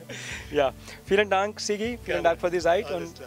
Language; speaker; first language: German; non-native, learner; Urdu